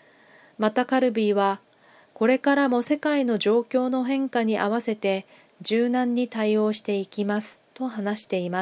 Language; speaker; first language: Japanese; non-native, fluent; Korean